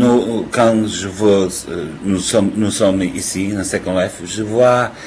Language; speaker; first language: French; non-native, learner; Portuguese